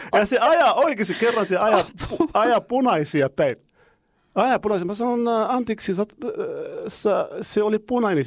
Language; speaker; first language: Finnish; non-native, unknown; Arabic